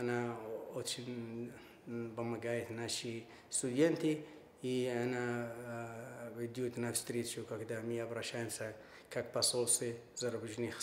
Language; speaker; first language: Russian; non-native, fluent; Arabic